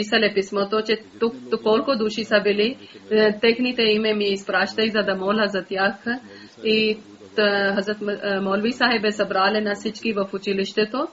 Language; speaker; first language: Bulgarian; native; Bulgarian